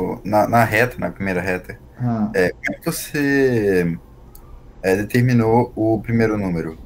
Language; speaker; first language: Portuguese; native; Portuguese